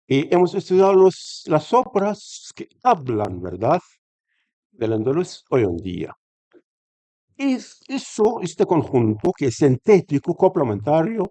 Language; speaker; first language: Spanish; non-native, fluent; Arabic